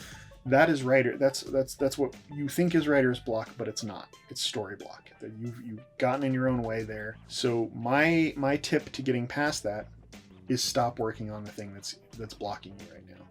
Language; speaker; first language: English; native; English